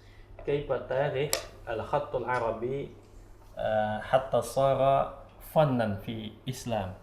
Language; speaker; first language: Arabic; non-native, learner; Indonesian